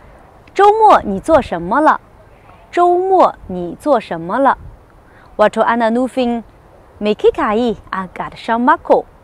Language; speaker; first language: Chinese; non-native, fluent; Hausa